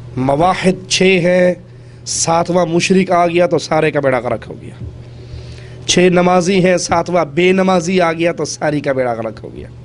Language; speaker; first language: Urdu; native; Urdu